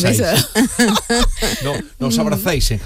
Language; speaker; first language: Spanish; native; Spanish